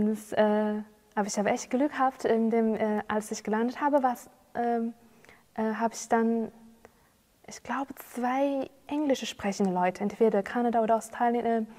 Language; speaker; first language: German; non-native, fluent; Chinese